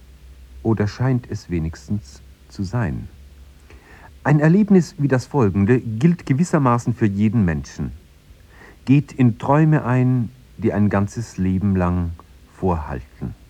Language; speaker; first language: German; native; German